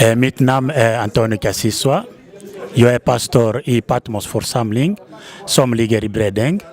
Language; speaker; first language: Swedish; non-native, fluent; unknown